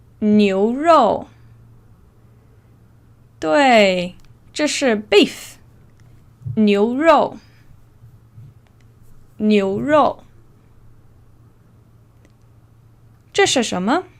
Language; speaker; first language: Chinese; non-native, fluent; English